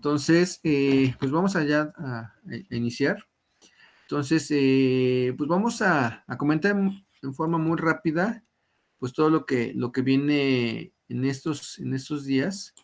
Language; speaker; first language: Spanish; native; Spanish